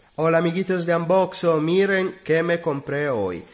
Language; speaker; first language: Spanish; non-native, learner; Italian